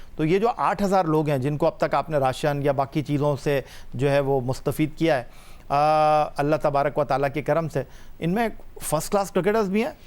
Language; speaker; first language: Urdu; native; Urdu